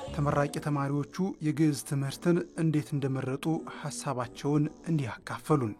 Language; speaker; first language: Amharic; native; Amharic